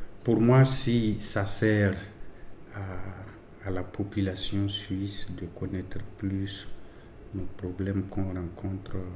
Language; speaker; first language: French; non-native, fluent; Arabic